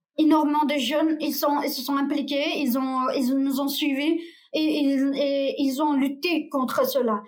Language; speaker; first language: French; non-native, fluent; Uyghur